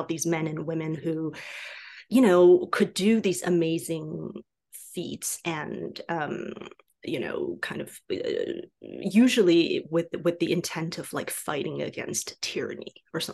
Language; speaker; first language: English; non-native, fluent; Chinese